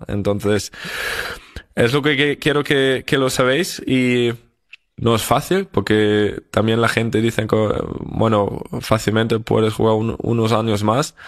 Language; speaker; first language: Spanish; non-native, fluent; German